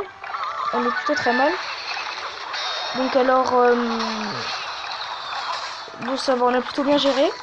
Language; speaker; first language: French; native; French